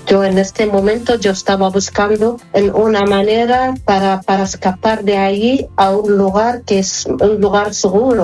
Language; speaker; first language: Spanish; non-native, fluent; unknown